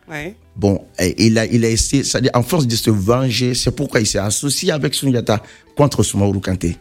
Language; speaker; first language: French; non-native, local second language; Mandingo